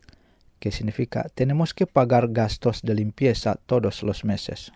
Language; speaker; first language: Spanish; non-native, fluent; Indonesian